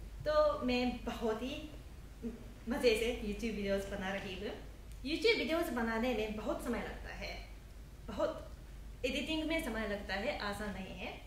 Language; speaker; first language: Hindi; non-native, fluent; Japanese